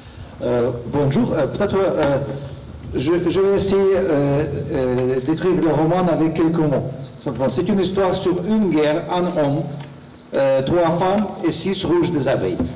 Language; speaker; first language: French; non-native, fluent; Russian